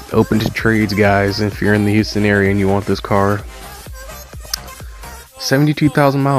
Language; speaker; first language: English; native; English